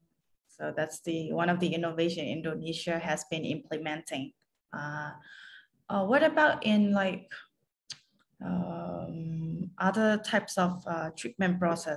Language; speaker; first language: English; non-native, fluent; Khmer